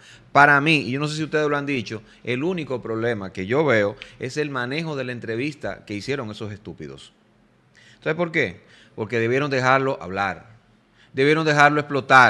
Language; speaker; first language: Spanish; native; Spanish